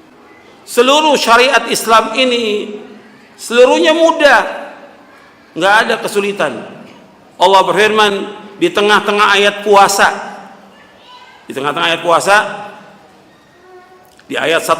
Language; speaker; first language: Indonesian; native; Indonesian